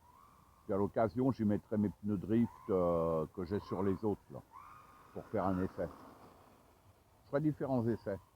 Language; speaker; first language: French; native; French